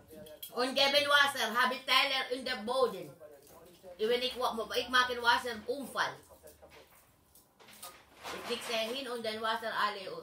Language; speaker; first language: German; non-native, learner; Filipino